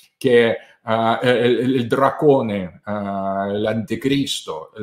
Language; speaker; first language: Italian; non-native, fluent; Russian